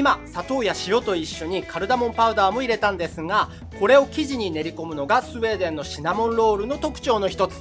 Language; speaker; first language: Japanese; native; Japanese